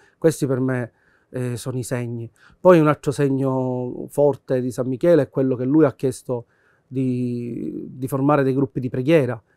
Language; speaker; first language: Italian; native; Italian